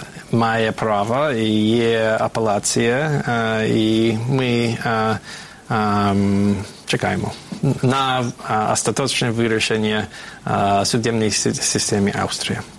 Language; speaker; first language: Ukrainian; non-native, fluent; English